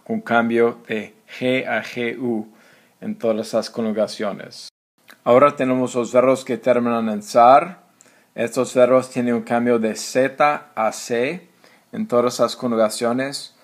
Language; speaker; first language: Spanish; non-native, fluent; English